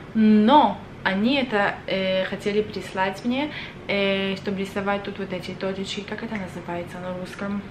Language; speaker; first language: Russian; early bilingual, other home language; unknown